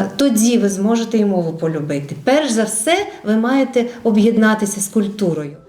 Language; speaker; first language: Ukrainian; non-native, local second language; Bulgarian